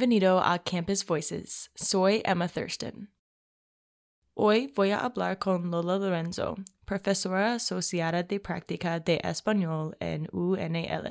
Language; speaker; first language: Spanish; non-native, learner; English